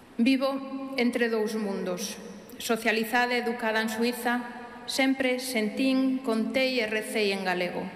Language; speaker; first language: Galician; early bilingual, heritage; Galician